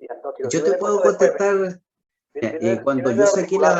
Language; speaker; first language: Spanish; native; Spanish